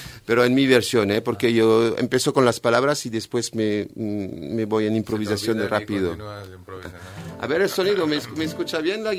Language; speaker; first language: Spanish; non-native, fluent; French